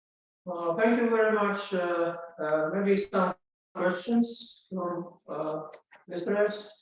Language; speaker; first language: English; non-native, learner; Latvian